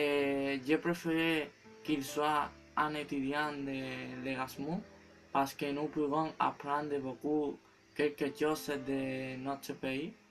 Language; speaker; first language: French; non-native, learner; Spanish